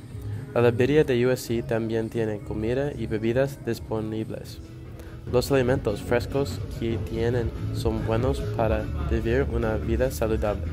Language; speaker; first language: Spanish; non-native, learner; English